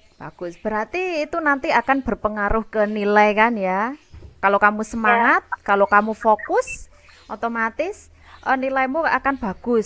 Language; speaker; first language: Indonesian; native; Indonesian